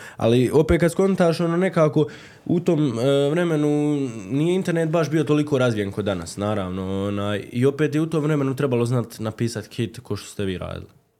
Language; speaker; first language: Serbian; native; Serbian